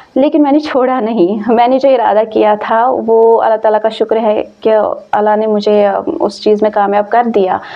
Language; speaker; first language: Urdu; non-native, local second language; Kashmiri